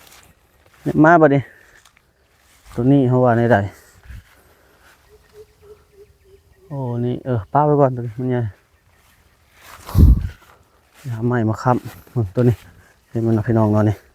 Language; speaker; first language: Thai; non-native, local second language; Lao